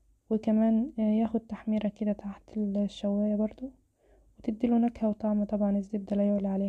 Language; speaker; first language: Arabic; native; Arabic